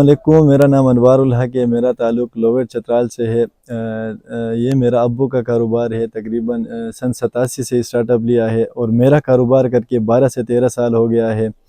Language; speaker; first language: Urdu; non-native, local second language; Khowar